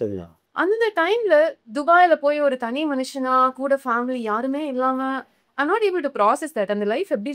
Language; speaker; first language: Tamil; native; Tamil